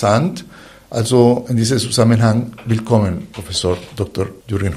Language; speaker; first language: German; non-native, fluent; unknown